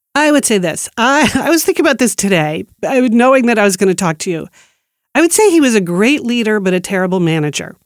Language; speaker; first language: English; native; English